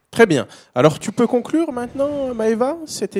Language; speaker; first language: French; native; French